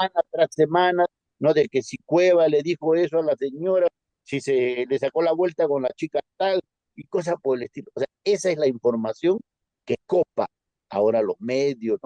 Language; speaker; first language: Spanish; native; Spanish